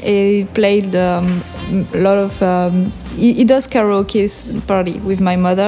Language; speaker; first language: English; non-native, learner; French